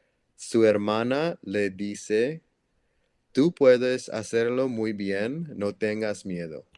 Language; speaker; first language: Spanish; non-native, learner; English